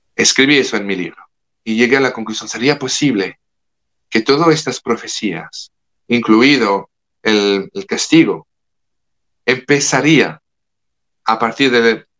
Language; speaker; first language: Spanish; non-native, fluent; French